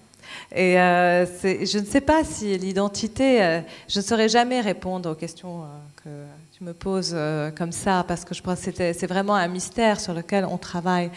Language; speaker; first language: French; non-native, local second language; Arabic